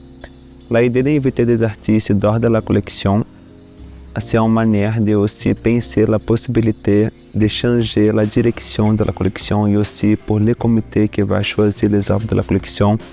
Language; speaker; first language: French; non-native, fluent; Portuguese